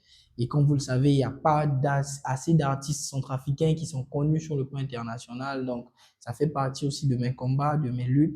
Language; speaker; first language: French; non-native, local second language; Sango